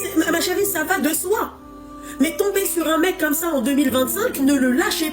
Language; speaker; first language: French; native; French